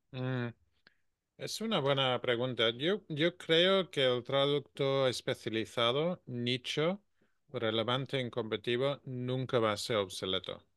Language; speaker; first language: Spanish; non-native, fluent; English